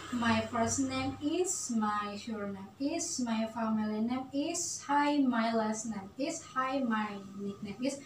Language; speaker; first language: English; non-native, learner; Indonesian